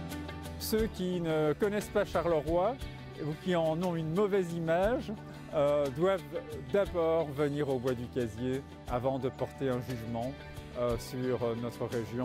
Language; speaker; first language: French; native; French